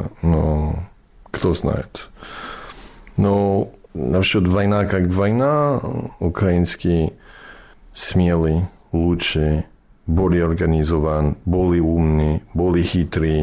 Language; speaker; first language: Russian; non-native, fluent; English